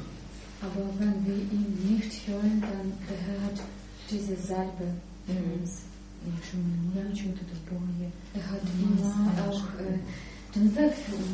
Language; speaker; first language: German; non-native, learner; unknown